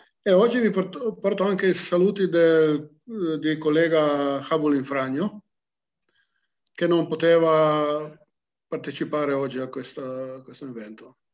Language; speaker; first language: Italian; non-native, local second language; Slovenian